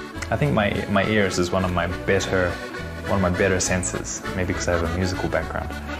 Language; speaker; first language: English; early bilingual, other home language; Chinese